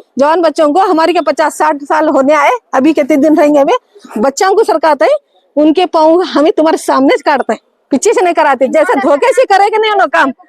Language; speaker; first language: Hindi; non-native, local second language; Urdu